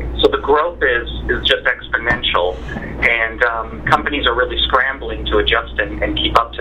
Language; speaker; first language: English; native; English